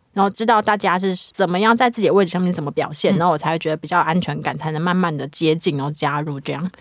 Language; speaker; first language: Chinese; native; Chinese